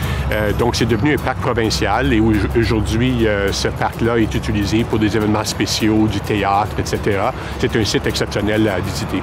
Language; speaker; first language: French; native; French